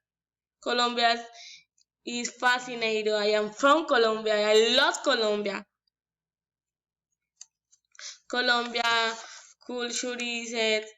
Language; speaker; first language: English; non-native, learner; Spanish